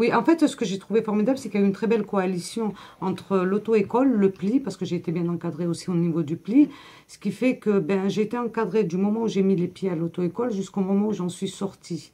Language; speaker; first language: French; native; French